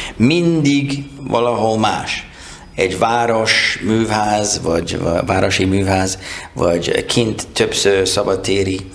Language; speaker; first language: Hungarian; non-native, learner; English